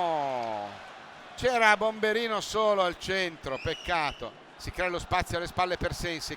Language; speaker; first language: Italian; native; Italian